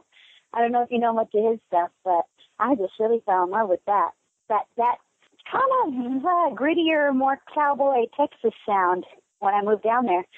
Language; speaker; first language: English; native; English